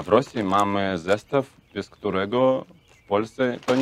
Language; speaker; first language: Polish; non-native, learner; Russian